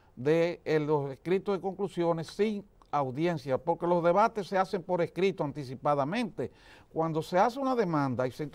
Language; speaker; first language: Spanish; native; Spanish